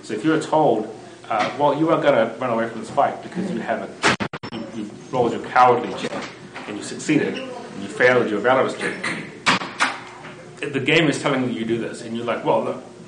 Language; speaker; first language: English; native; English